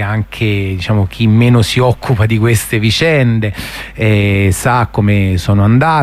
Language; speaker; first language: Italian; native; Italian